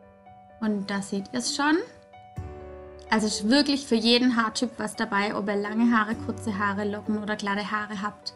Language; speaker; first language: German; native; German